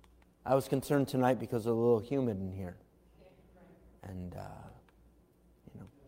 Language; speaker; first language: English; native; English